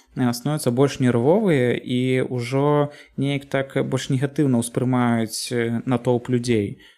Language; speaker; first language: Belarusian; native; Belarusian